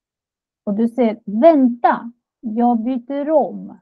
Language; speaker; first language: Swedish; non-native, fluent; Russian